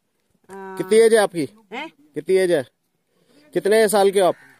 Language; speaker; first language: Hindi; native; Hindi